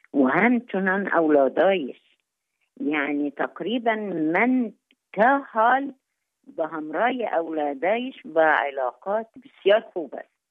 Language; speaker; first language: Persian; non-native, fluent; Arabic